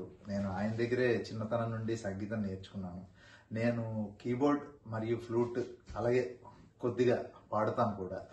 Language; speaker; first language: Telugu; native; Telugu